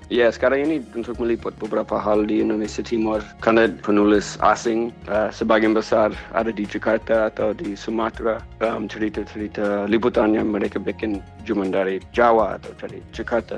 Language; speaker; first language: Indonesian; non-native, fluent; English